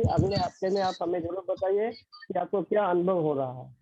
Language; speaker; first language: Hindi; non-native, local second language; Marathi